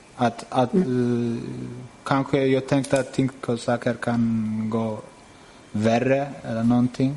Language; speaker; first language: Swedish; non-native, fluent; Turkish